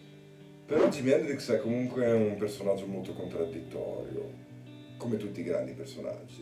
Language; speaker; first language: Italian; native; Italian